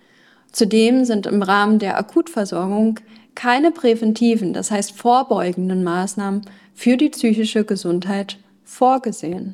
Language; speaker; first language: German; native; German